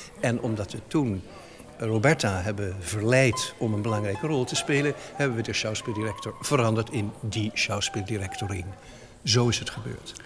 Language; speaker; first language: Dutch; native; Dutch